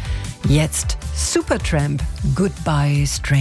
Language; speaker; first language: German; native; German